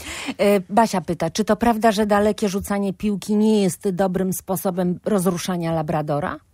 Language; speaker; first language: Polish; native; Polish